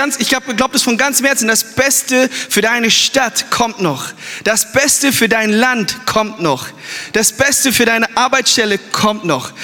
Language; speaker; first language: German; early bilingual, other home language; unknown